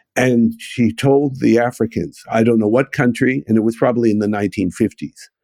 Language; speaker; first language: English; native; English